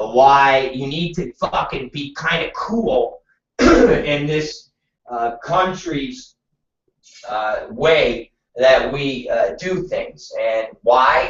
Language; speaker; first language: English; native; English